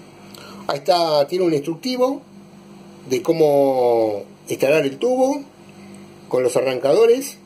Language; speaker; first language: Spanish; native; Spanish